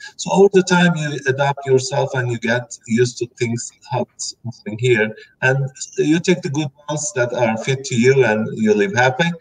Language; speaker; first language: English; non-native, fluent; Turkish